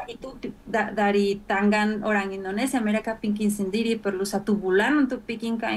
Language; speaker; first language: Indonesian; non-native, fluent; Spanish